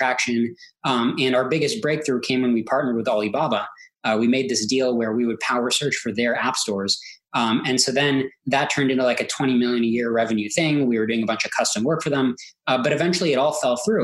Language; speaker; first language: English; early bilingual, other home language; Hebrew